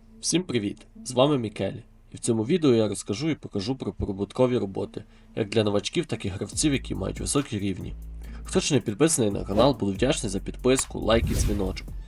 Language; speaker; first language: Ukrainian; native; Ukrainian